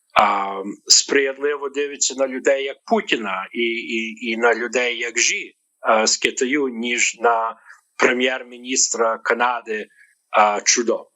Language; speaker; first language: Ukrainian; early bilingual, heritage; Ukrainian